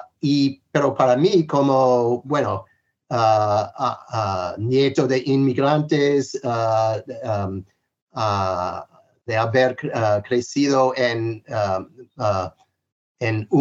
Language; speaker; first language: Spanish; non-native, fluent; English